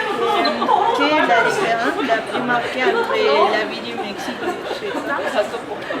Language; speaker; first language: French; non-native, fluent; Spanish